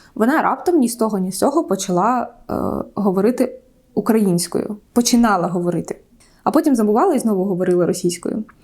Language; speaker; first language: Ukrainian; non-native, local second language; Russian